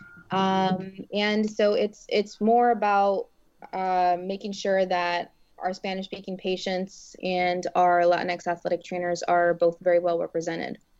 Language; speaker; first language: English; early bilingual, other home language; Spanish